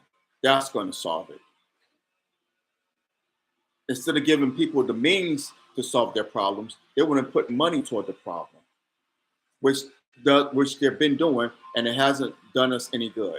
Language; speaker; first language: English; native; English